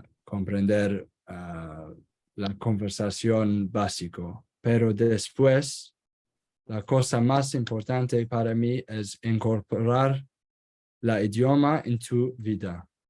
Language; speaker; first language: Spanish; non-native, learner; Kurdish